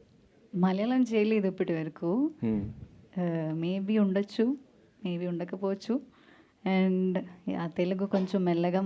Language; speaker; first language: Telugu; non-native, learner; Malayalam